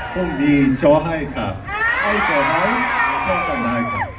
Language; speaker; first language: Thai; non-native, learner; Korean